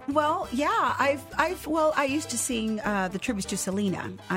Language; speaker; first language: English; early bilingual, other home language; Spanish